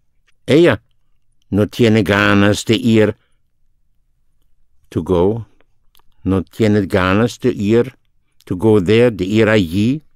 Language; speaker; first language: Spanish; non-native, fluent; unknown